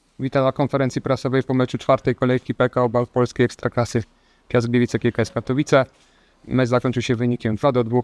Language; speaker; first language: Polish; native; Polish